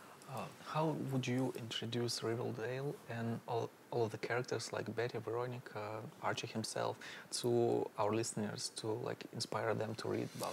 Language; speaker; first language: English; non-native, fluent; Russian